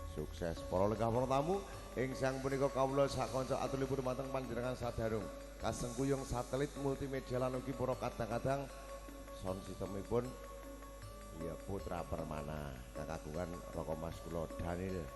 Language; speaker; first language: Javanese; native; Javanese